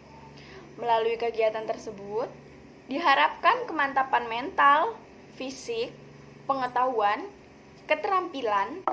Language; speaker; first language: Indonesian; native; Indonesian